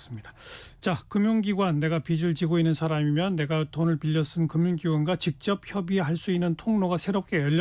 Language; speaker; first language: Korean; native; Korean